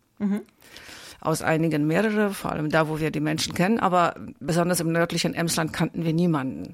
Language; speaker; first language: German; native; German